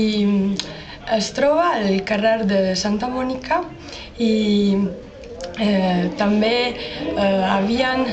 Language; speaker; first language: Catalan; non-native, learner; Italian